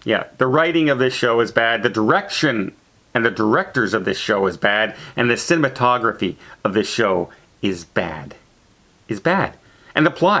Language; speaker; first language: English; native; English